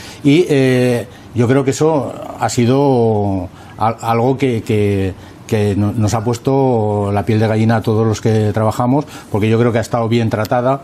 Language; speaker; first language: Spanish; native; Spanish